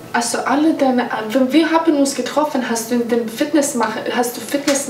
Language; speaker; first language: German; non-native, learner; English